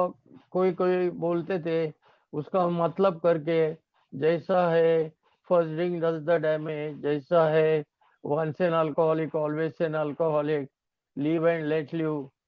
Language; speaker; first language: Hindi; non-native, local second language; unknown